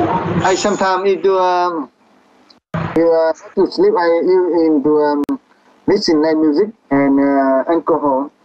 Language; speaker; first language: English; non-native, learner; Vietnamese